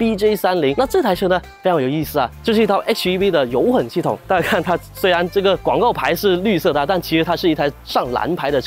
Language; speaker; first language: Chinese; native; Chinese